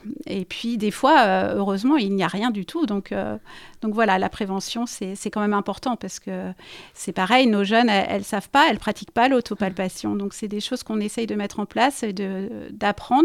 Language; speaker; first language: French; native; French